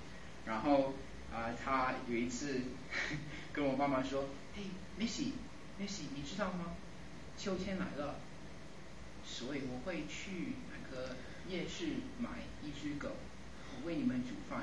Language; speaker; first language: Chinese; non-native, fluent; English